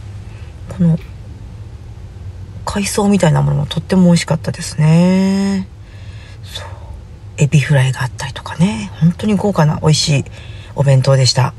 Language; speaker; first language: Japanese; native; Japanese